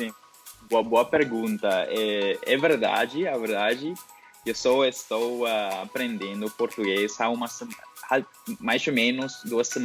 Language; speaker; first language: Portuguese; non-native, learner; Spanish